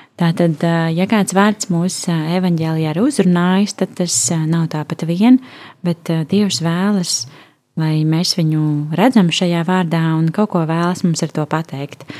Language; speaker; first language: Latvian; native; Latvian